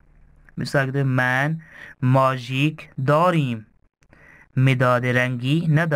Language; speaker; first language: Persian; non-native, fluent; Urdu